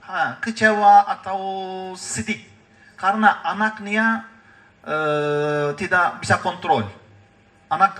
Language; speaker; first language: Indonesian; non-native, learner; Turkish